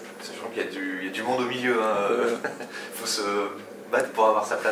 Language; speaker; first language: French; native; French